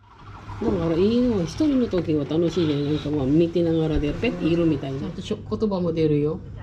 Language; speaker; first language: Japanese; non-native, learner; Filipino